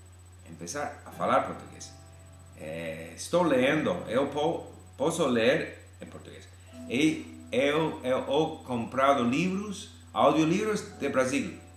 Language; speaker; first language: Spanish; non-native, fluent; English